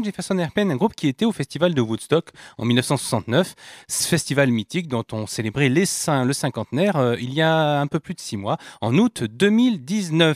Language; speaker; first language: French; native; French